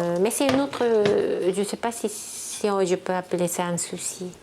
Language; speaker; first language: French; non-native, fluent; Japanese